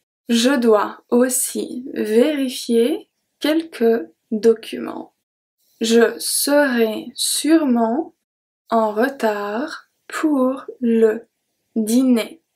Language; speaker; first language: French; native; French